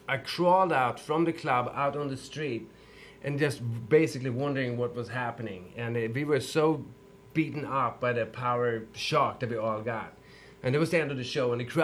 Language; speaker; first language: English; non-native, fluent; Swedish